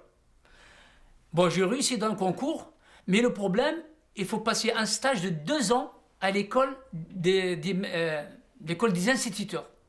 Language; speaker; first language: French; non-native, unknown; Riffian